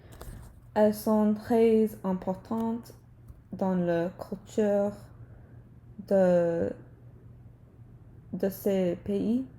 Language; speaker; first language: French; non-native, learner; English